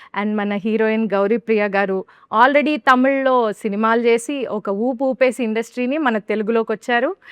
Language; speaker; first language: Telugu; native; Telugu